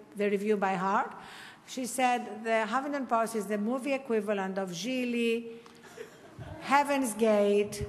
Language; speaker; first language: English; non-native, fluent; Greek